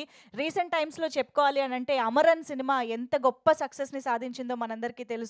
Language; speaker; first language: Telugu; native; Telugu